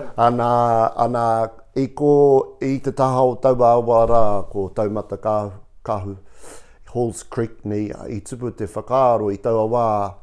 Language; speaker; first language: Māori; non-native, local second language; English